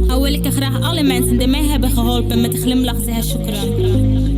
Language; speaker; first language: Dutch; early bilingual, other home language; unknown